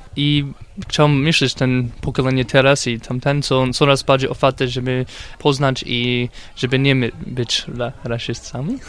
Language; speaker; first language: Polish; non-native, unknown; English